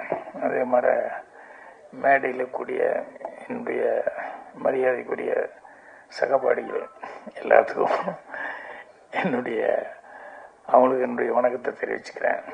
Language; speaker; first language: Tamil; native; Tamil